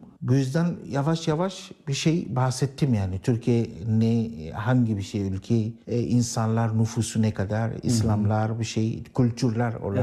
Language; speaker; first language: Turkish; non-native, learner; Arabic